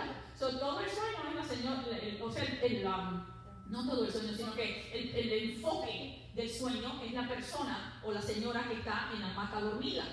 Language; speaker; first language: Spanish; early bilingual, heritage; Spanish